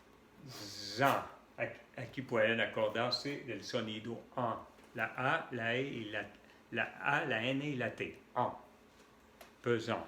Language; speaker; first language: Spanish; non-native, fluent; French